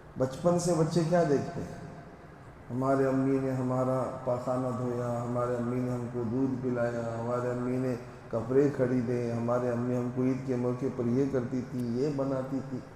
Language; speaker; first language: Urdu; non-native, local second language; Konkani